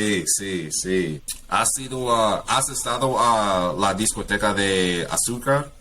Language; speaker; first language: Spanish; non-native, learner; English